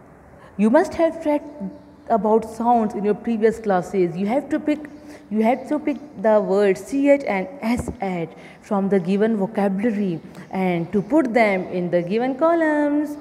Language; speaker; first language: English; non-native, local second language; Urdu